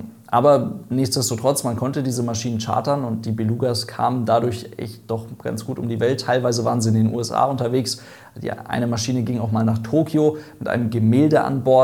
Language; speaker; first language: German; native; German